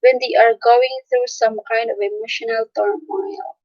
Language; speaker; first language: English; non-native, local second language; Filipino